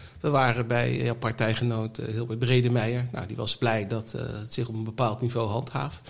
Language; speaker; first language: Dutch; native; Dutch